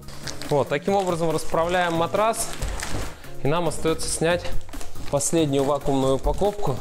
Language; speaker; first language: Russian; native; Russian